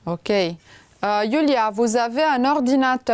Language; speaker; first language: French; non-native, fluent; Romanian